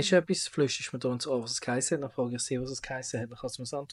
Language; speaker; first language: German; native; German